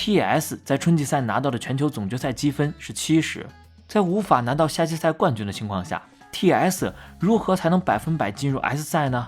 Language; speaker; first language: Chinese; native; Chinese